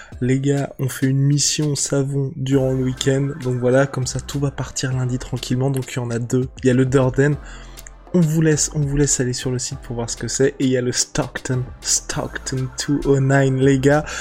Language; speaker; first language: French; native; French